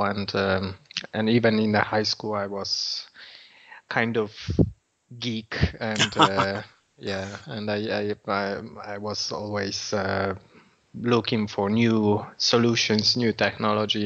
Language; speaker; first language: English; non-native, fluent; Polish